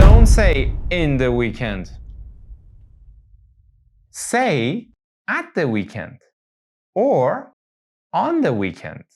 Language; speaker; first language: English; non-native, fluent; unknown